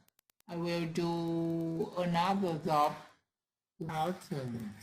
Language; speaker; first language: English; non-native, learner; Vietnamese